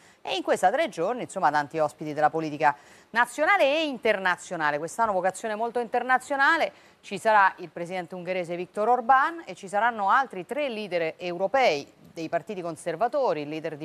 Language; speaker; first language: Italian; native; Italian